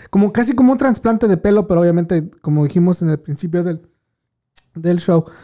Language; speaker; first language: Spanish; early bilingual, heritage; Spanish